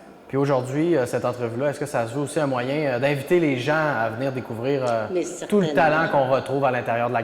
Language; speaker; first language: French; native; French